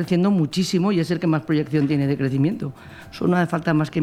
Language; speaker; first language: Spanish; native; Spanish